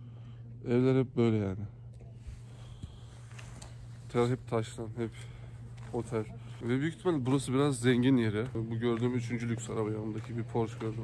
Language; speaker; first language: Turkish; native; Turkish